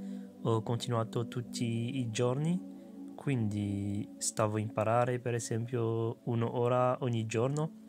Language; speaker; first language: Italian; non-native, learner; French